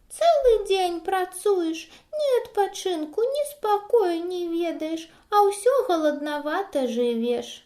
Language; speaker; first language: Belarusian; non-native, local second language; Russian